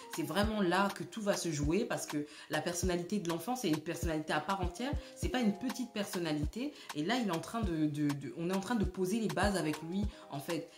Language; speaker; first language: French; early bilingual, other home language; Lingala